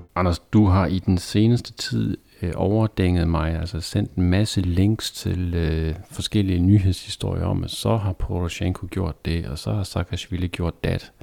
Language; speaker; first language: Danish; native; Danish